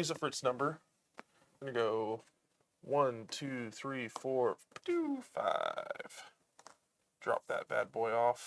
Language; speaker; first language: English; native; English